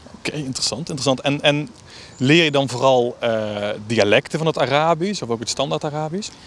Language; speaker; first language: Dutch; native; Dutch